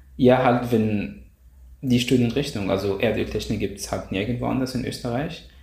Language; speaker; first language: German; non-native, fluent; Arabic